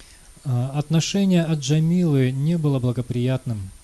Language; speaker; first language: Russian; native; Russian